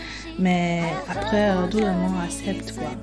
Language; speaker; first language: French; non-native, fluent; Chinese